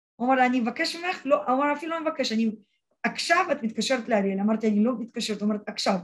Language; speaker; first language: Hebrew; non-native, fluent; Russian